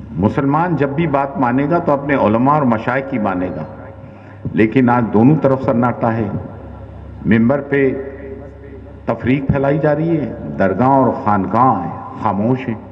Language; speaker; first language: Urdu; native; Urdu